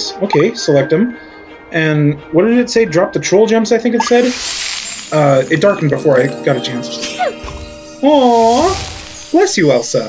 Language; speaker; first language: English; native; English